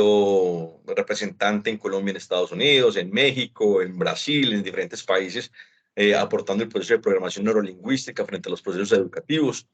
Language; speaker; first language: Spanish; native; Spanish